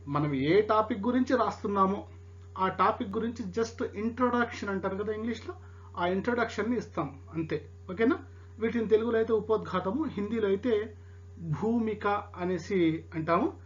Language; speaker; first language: Telugu; non-native, local second language; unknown